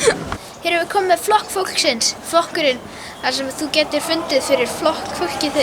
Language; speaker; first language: Icelandic; native; Icelandic